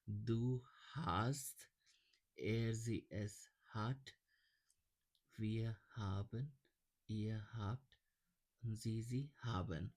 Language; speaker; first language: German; non-native, learner; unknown